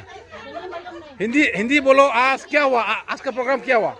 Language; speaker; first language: Hindi; non-native, local second language; Rongmei Naga